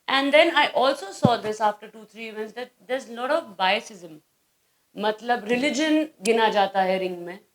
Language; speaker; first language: Hindi; native; Hindi